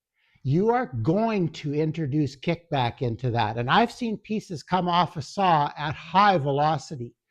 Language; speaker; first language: English; native; English